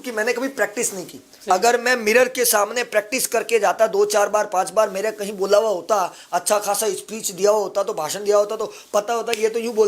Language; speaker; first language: Hindi; native; Hindi